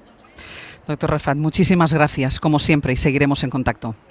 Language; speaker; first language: Spanish; native; Spanish